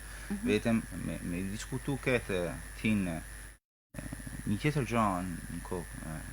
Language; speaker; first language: Albanian; early bilingual, heritage; Albanian